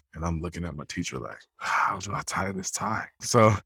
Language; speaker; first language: English; early bilingual, other home language; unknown